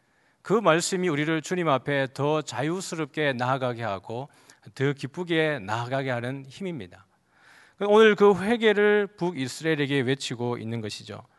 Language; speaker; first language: Korean; native; Korean